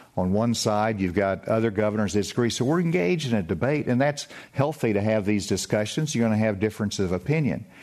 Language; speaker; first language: English; native; English